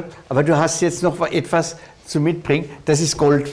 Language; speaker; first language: German; native; German